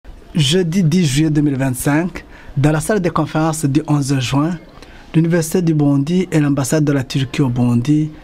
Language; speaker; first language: French; non-native, local second language; Rundi